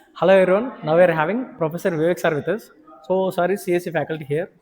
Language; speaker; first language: English; non-native, local second language; Telugu